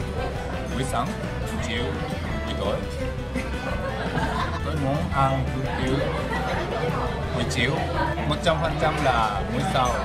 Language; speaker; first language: Vietnamese; non-native, learner; Japanese